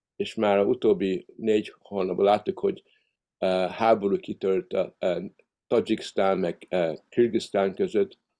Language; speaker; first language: Hungarian; early bilingual, heritage; Hungarian